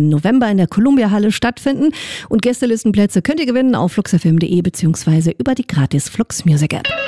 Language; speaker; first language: German; native; German